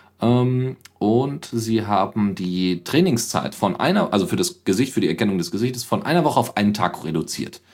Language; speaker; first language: German; native; German